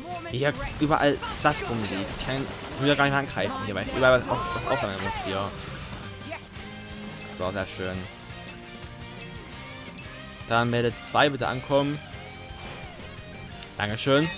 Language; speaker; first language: German; native; German